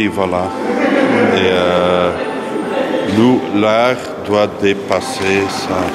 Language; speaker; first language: French; non-native, local second language; Dutch